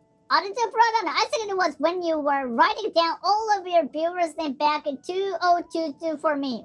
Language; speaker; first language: English; non-native, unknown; Japanese